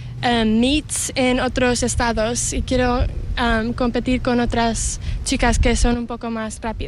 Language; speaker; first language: Spanish; early bilingual, heritage; English